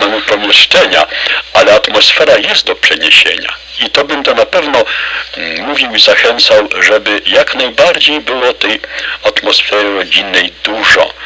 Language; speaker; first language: Polish; native; Polish